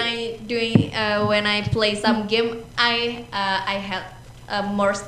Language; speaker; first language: English; non-native, learner; Indonesian